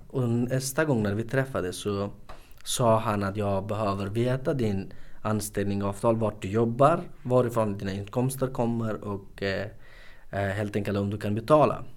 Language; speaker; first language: Swedish; non-native, fluent; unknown